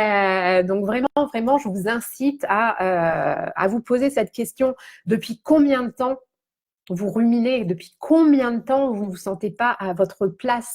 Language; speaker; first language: French; native; French